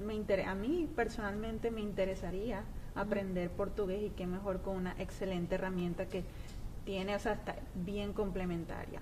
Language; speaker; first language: Spanish; native; Spanish